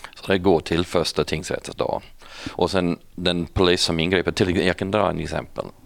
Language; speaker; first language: Swedish; non-native, fluent; English